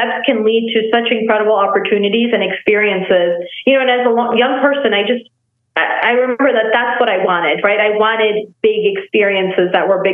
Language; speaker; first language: English; non-native, local second language; Nepali